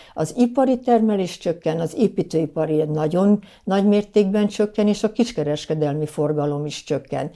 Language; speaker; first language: Hungarian; native; Hungarian